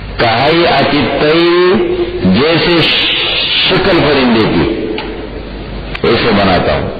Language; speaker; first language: Urdu; non-native, local second language; Pashto